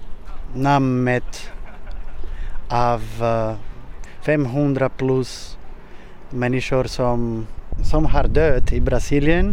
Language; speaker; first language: Swedish; non-native, learner; Portuguese